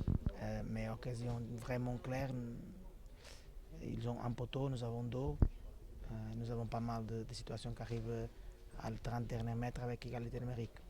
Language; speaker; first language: French; non-native, fluent; Portuguese